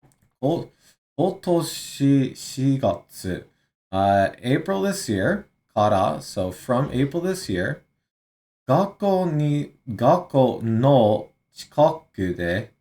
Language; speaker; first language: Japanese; non-native, learner; English